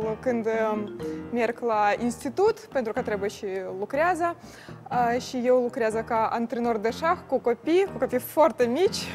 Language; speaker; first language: Romanian; non-native, learner; Russian